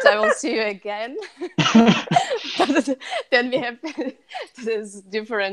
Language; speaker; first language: English; non-native, learner; Russian